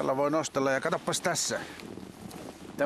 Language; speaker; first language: Finnish; native; Finnish